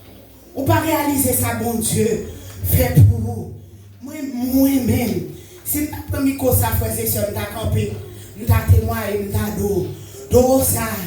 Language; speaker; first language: French; non-native, local second language; Haitian Creole